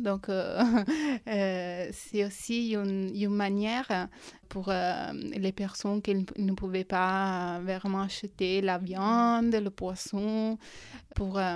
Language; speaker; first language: French; non-native, fluent; Italian